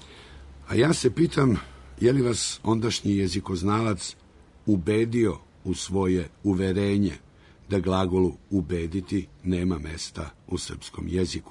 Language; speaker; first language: Serbian; native; Serbian